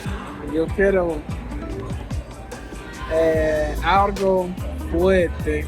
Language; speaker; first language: Spanish; non-native, learner; English